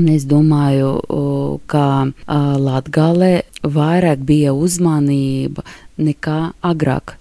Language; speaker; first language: Latvian; non-native, local second language; Russian